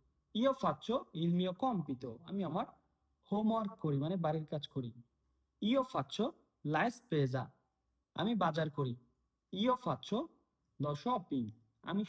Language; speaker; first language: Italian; non-native, fluent; Bangla